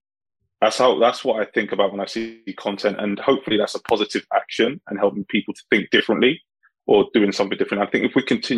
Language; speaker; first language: English; native; English